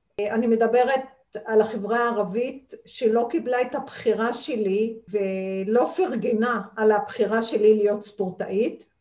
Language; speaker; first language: Hebrew; non-native, local second language; Arabic